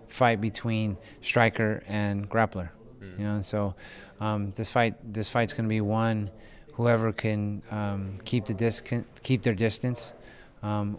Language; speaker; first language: English; early bilingual, other home language; Filipino